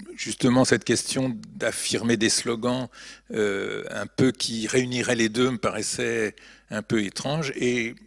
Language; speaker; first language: French; native; French